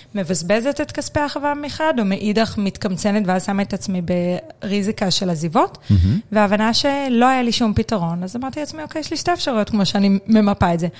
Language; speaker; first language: Hebrew; native; Hebrew